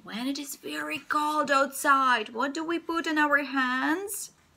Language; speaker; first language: English; non-native, fluent; Russian